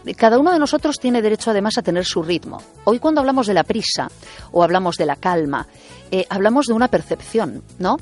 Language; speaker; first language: Spanish; native; Spanish